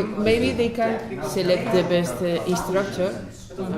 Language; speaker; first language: English; non-native, learner; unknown